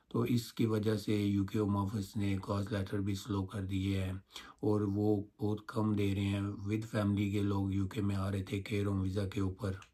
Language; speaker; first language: Urdu; non-native, local second language; Punjabi